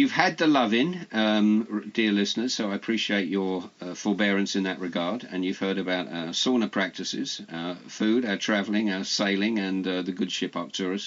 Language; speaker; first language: English; native; English